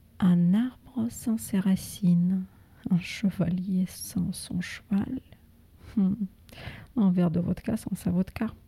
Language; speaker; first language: French; non-native, fluent; Russian